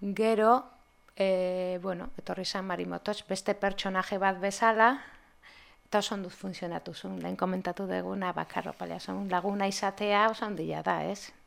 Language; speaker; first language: Basque; non-native, local second language; Spanish